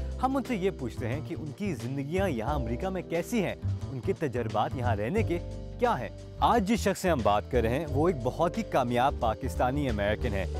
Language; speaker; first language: Urdu; native; Urdu